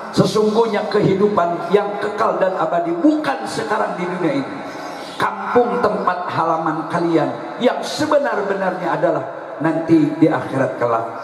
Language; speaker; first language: Indonesian; non-native, local second language; Sundanese